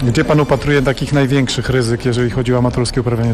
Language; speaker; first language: Polish; native; Polish